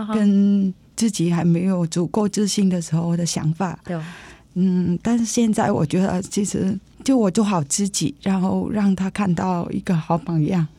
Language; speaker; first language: Chinese; non-native, fluent; Vietnamese